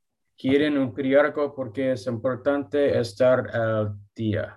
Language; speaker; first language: Spanish; non-native, learner; English